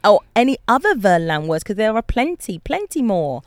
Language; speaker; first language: English; native; English